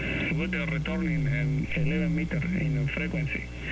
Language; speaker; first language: English; non-native, learner; Spanish